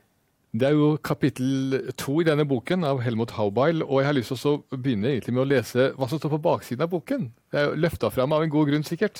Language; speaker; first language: Norwegian; native; Norwegian